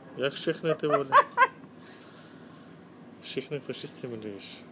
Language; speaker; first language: Czech; non-native, learner; Turkish